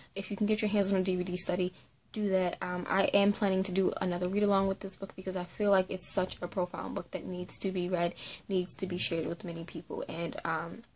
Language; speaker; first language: English; native; English